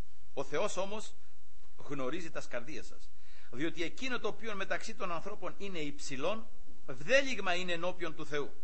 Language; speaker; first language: Greek; native; Greek